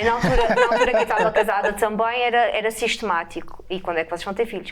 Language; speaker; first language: Portuguese; native; Portuguese